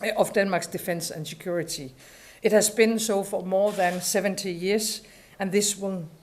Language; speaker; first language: English; non-native, fluent; Danish